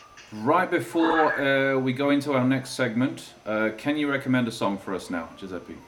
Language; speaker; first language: English; native; English